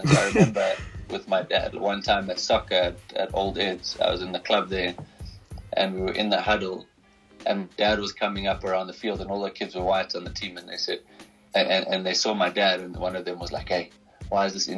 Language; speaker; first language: English; native; English